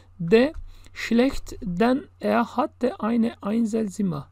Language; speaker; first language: German; non-native, fluent; Turkish